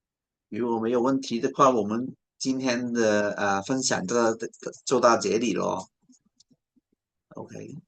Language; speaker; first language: Chinese; non-native, local second language; Cantonese